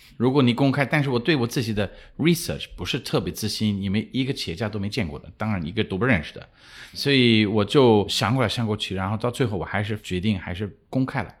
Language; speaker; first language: Chinese; non-native, fluent; English